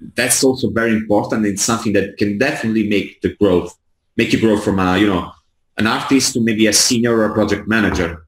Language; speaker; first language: English; non-native, fluent; Italian